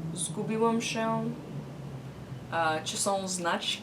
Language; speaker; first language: Polish; non-native, learner; English